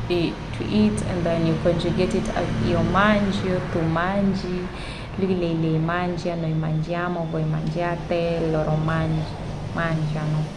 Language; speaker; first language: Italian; non-native, learner; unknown